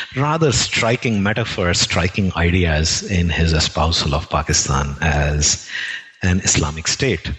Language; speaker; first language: English; non-native, local second language; Telugu